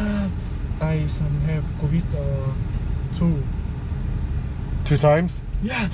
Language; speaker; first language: English; non-native, learner; Vietnamese